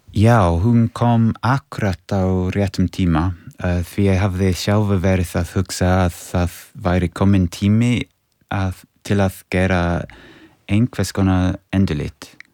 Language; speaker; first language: Icelandic; non-native, fluent; English